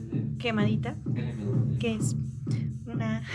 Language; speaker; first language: Spanish; native; Spanish